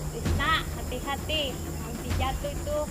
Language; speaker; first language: Indonesian; non-native, local second language; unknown